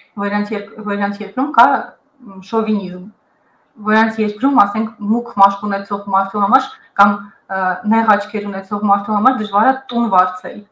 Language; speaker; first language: Armenian; early bilingual, heritage; Armenian